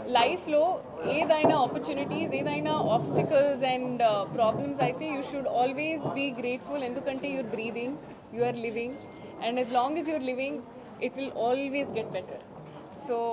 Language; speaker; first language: Telugu; non-native, learner; Hindi